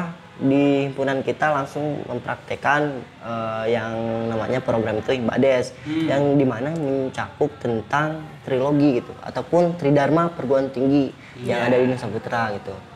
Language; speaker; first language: Indonesian; native; Indonesian